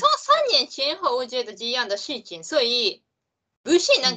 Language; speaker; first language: Chinese; non-native, learner; Japanese